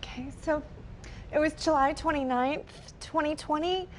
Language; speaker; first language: English; native; English